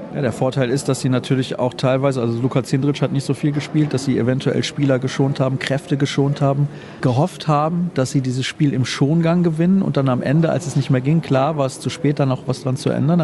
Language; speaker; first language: German; native; German